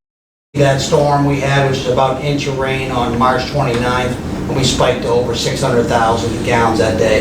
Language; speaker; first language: English; native; English